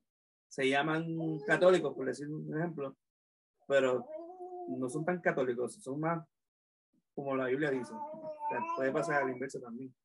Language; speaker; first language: Spanish; native; Spanish